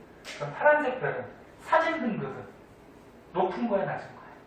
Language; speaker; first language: Korean; native; Korean